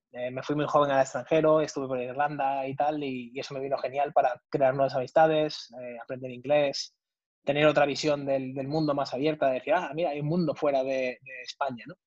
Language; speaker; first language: Spanish; native; Spanish